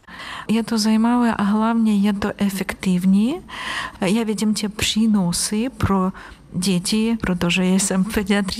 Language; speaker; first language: Czech; non-native, fluent; Ukrainian